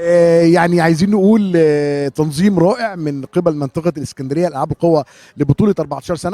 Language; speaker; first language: Arabic; native; Arabic